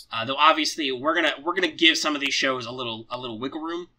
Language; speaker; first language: English; native; English